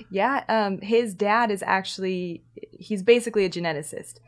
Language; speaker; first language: English; native; English